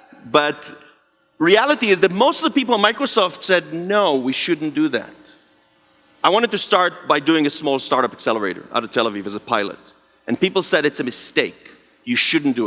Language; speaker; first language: English; non-native, fluent; Hebrew